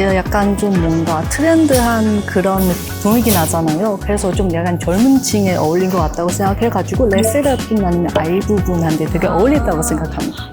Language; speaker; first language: Korean; non-native, fluent; Chinese